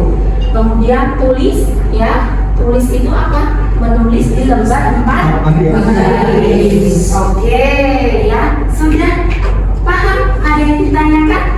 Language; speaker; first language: Indonesian; native; Indonesian